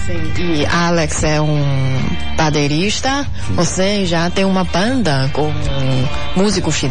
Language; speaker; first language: Portuguese; non-native, fluent; Chinese